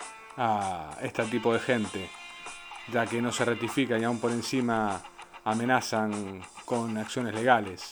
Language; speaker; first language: Spanish; native; Spanish